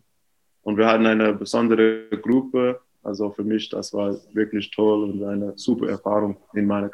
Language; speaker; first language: German; non-native, fluent; English